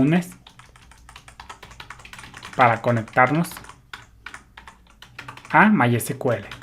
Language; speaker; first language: Spanish; native; Spanish